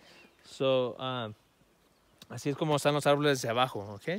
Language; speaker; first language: Spanish; early bilingual, heritage; Spanish